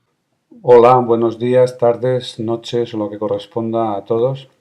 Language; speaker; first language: Spanish; native; Spanish